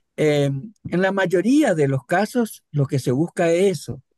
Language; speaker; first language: Spanish; native; Spanish